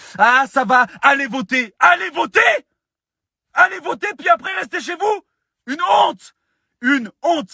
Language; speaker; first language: French; native; French